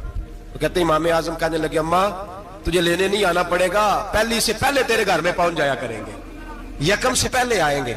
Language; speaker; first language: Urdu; non-native, local second language; Punjabi